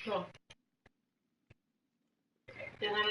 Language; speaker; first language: Czech; non-native, learner; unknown